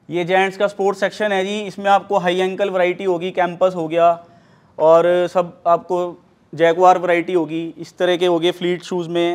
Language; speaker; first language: Hindi; native; Hindi